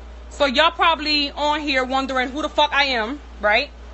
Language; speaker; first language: English; native; English